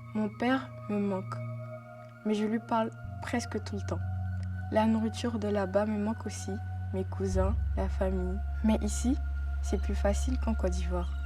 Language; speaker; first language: French; native; French